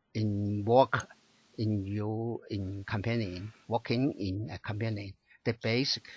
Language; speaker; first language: English; non-native, learner; Chinese